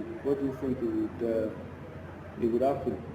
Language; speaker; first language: English; non-native, local second language; Yoruba